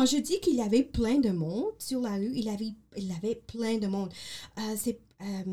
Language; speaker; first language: French; non-native, learner; English